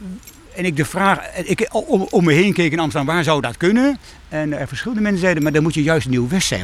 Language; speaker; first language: Dutch; native; Dutch